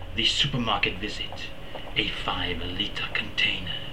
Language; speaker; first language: English; native; English